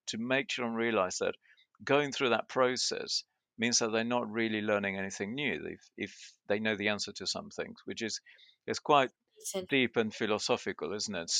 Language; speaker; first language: English; early bilingual, other home language; Spanish